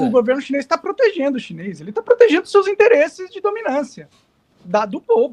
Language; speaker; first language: Portuguese; native; Portuguese